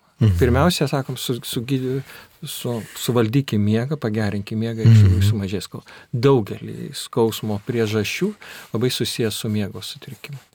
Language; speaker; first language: Lithuanian; native; Lithuanian